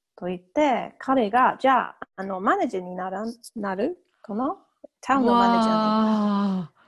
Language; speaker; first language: Japanese; non-native, learner; English